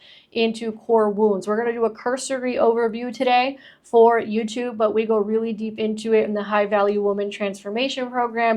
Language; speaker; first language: English; native; English